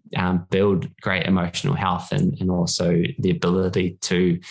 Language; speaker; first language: English; native; English